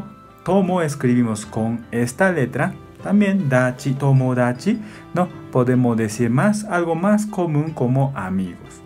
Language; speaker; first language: Spanish; non-native, fluent; Japanese